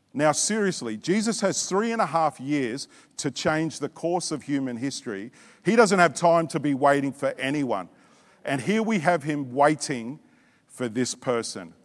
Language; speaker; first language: English; native; English